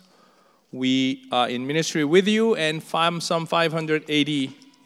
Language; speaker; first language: English; non-native, fluent; Korean